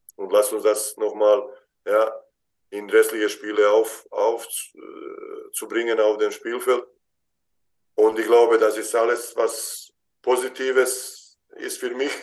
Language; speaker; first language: German; non-native, fluent; Bosnian